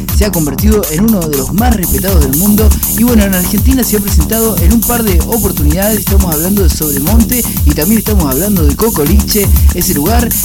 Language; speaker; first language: Spanish; native; Spanish